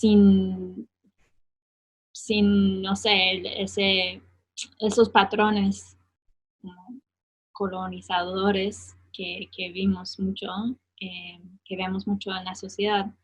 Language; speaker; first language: Spanish; non-native, fluent; English